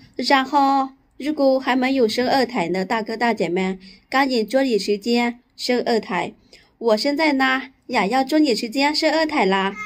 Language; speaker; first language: Chinese; non-native, fluent; Lao